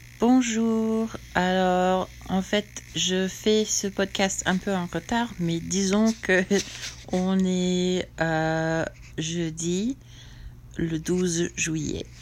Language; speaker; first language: French; non-native, fluent; English